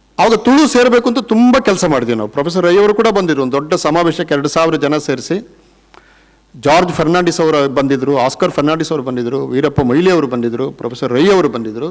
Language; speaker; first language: Kannada; non-native, local second language; Tulu